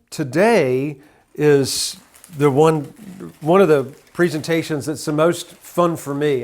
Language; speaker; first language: English; native; English